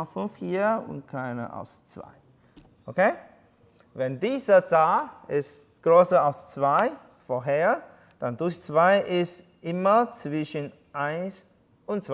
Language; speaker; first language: German; non-native, fluent; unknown